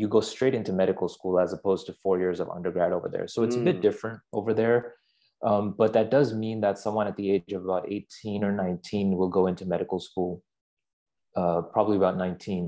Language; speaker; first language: English; non-native, local second language; Urdu